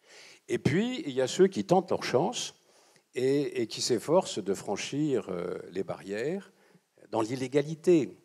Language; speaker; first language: French; native; French